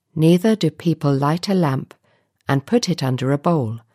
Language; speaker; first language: English; native; English